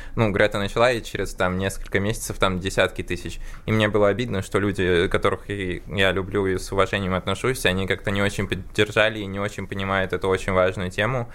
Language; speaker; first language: Russian; early bilingual, other home language; Armenian